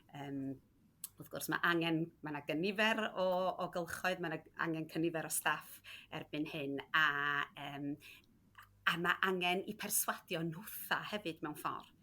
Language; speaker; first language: Welsh; native; Welsh